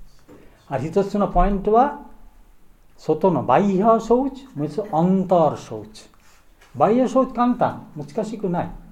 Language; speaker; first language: Japanese; non-native, learner; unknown